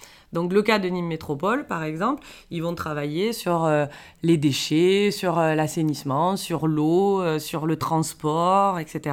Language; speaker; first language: French; native; French